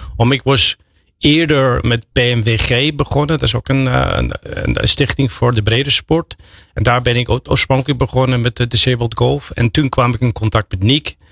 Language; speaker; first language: Dutch; non-native, fluent; English